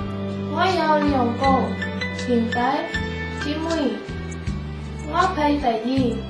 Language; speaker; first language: Chinese; non-native, learner; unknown